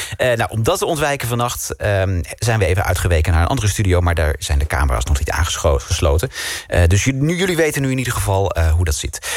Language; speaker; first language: Dutch; native; Dutch